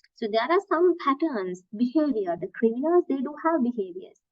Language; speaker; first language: English; non-native, local second language; Sinhala